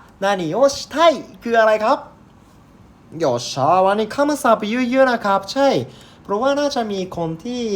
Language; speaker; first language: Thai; non-native, learner; Japanese